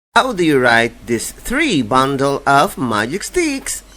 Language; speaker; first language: English; non-native, local second language; Filipino